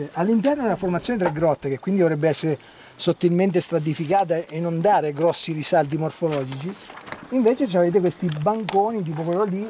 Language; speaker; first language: Italian; native; Italian